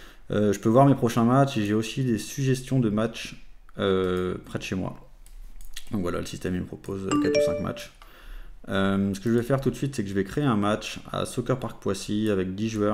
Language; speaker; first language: French; native; French